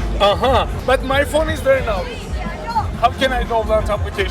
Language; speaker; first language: English; non-native, learner; Turkish